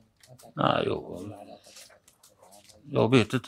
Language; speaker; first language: Swedish; native; Swedish